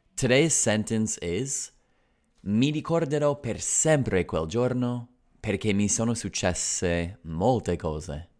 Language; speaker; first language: Italian; non-native, fluent; English